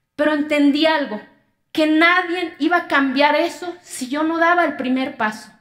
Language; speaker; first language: Spanish; non-native, local second language; Zapotec